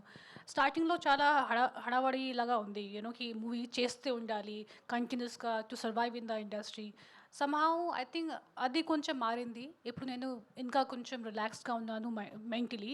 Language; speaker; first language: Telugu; non-native, fluent; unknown